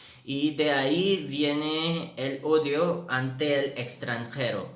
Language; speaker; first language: Spanish; non-native, fluent; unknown